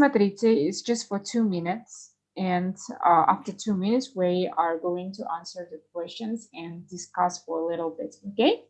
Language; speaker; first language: English; non-native, fluent; Russian